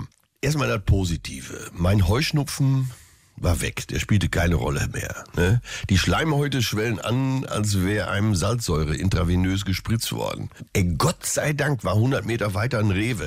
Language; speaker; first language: German; native; German